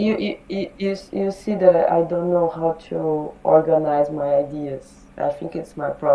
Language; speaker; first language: English; non-native, learner; Portuguese